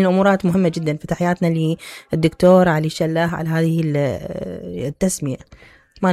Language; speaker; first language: Arabic; native; Arabic